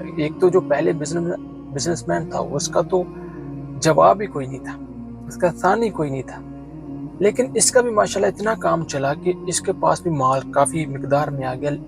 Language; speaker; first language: Urdu; non-native, local second language; Punjabi